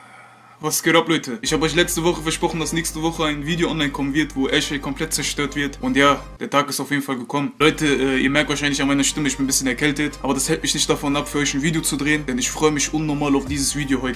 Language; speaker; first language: German; native; German